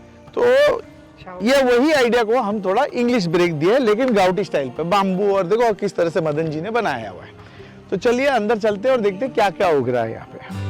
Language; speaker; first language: Hindi; non-native, local second language; Marathi